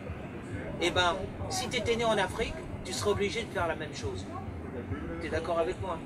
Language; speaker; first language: French; early bilingual, other home language; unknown